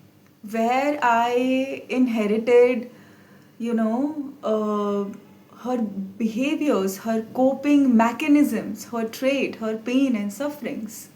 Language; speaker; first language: English; non-native, local second language; Hindi